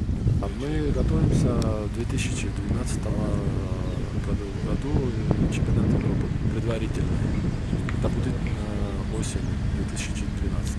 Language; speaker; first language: Russian; non-native, fluent; Georgian